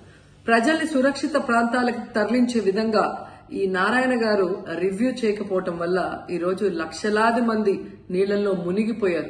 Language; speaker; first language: Telugu; native; Telugu